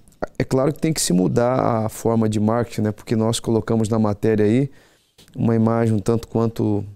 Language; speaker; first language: Portuguese; native; Portuguese